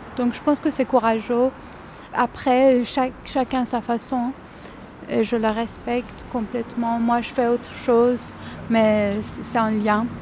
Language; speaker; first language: French; non-native, fluent; Persian